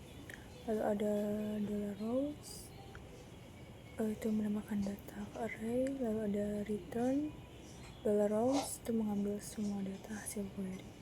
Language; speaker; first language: Indonesian; native; Indonesian